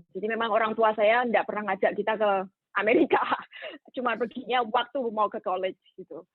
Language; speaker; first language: Indonesian; native; Indonesian